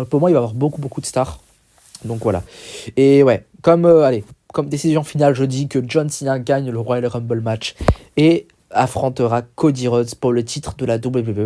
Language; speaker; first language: French; native; French